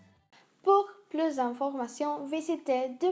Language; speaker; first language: French; non-native, learner; Spanish